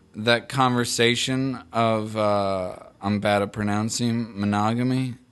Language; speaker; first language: English; native; English